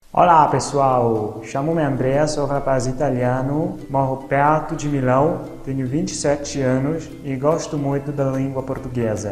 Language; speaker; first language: Portuguese; non-native, fluent; Italian